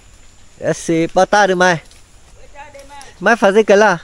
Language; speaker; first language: Portuguese; non-native, learner; Vietnamese